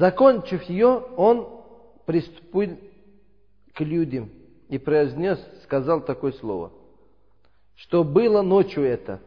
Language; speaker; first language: Russian; non-native, learner; Uzbek